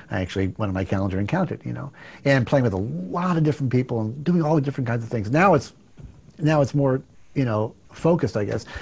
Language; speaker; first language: English; native; English